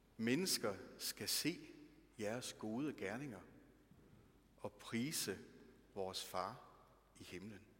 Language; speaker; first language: Danish; native; Danish